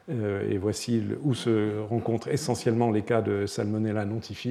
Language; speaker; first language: French; native; French